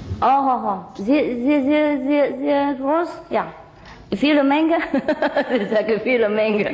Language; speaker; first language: German; non-native, learner; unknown